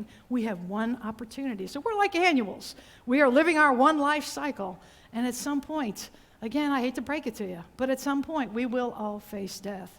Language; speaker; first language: English; native; English